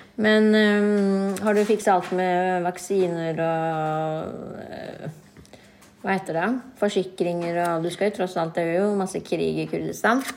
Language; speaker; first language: Norwegian; early bilingual, other home language; Kurdish